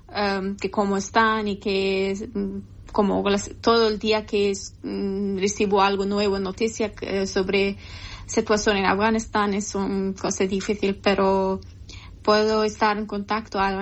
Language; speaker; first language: Spanish; non-native, learner; Persian